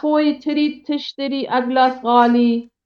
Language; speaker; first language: Arabic; non-native, learner; Persian